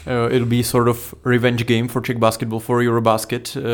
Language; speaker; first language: English; non-native, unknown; Czech